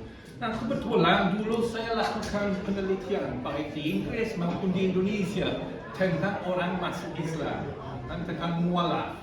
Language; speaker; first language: Indonesian; non-native, fluent; English